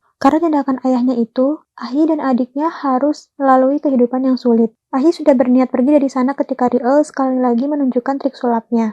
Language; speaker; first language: Indonesian; native; Indonesian